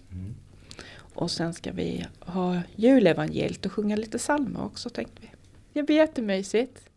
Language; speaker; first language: Swedish; native; Swedish